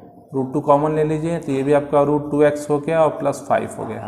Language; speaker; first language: Hindi; native; Hindi